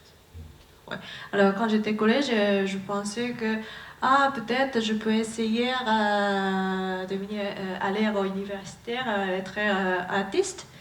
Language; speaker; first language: French; non-native, learner; Japanese